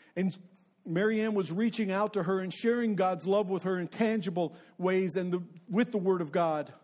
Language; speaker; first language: English; native; English